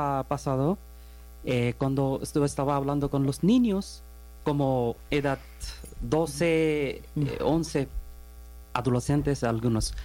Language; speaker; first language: Spanish; non-native, learner; Bangla